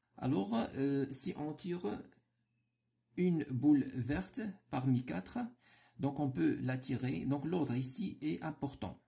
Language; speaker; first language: French; non-native, local second language; Arabic